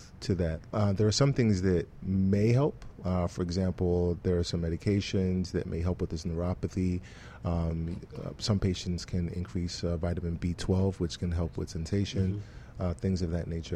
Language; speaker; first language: English; non-native, local second language; Yoruba